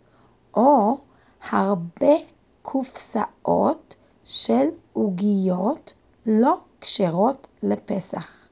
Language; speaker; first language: Hebrew; non-native, learner; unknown